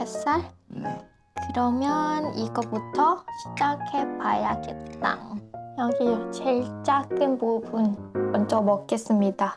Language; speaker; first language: Korean; non-native, fluent; Lao